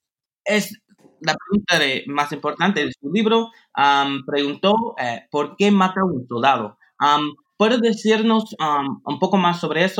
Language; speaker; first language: Spanish; non-native, fluent; English